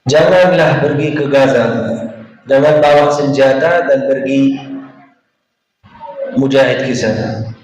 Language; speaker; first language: Indonesian; non-native, fluent; Arabic